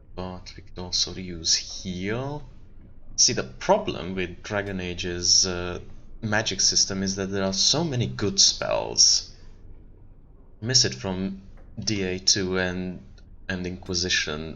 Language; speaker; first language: English; non-native, fluent; German